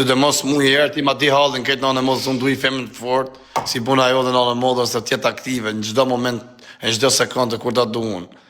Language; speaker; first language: Albanian; native; Albanian